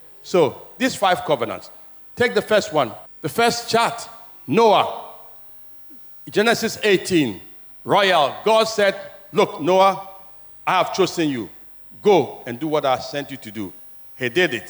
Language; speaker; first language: English; non-native, local second language; Ewe